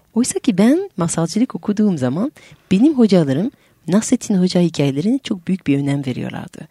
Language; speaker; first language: Turkish; non-native, fluent; French